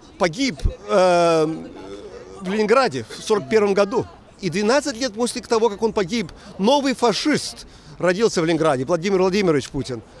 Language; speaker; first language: Russian; native; Russian